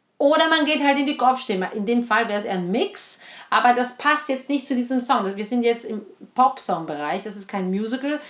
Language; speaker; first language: German; non-native, fluent; Italian